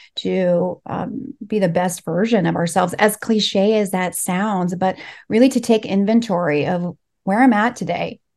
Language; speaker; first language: English; early bilingual, other home language; Spanish